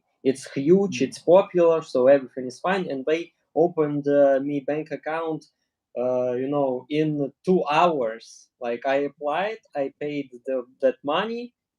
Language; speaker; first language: English; non-native, learner; Russian